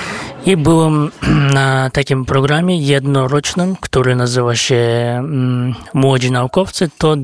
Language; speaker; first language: Polish; non-native, fluent; Kazakh